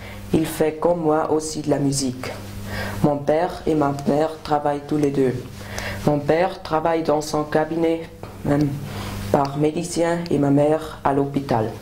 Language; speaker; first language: French; non-native, local second language; German